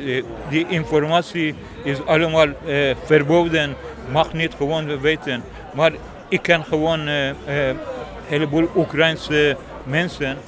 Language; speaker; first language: Dutch; non-native, learner; Persian